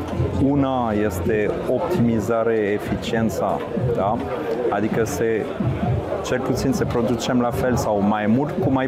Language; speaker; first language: Romanian; non-native, fluent; French